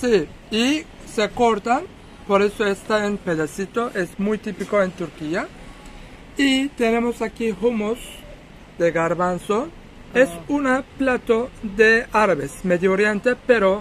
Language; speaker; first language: Spanish; non-native, fluent; Turkish